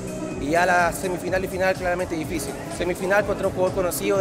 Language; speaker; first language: Spanish; native; Spanish